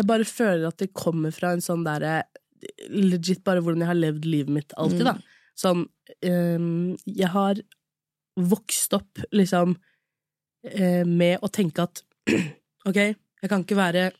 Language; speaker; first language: Norwegian; native; Norwegian